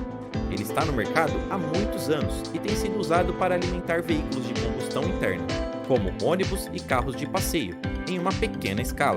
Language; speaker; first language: Portuguese; native; Portuguese